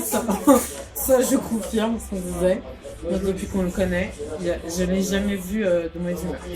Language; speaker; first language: French; native; French